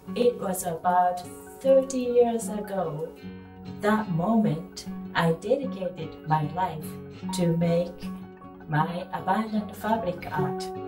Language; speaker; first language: English; non-native, fluent; Japanese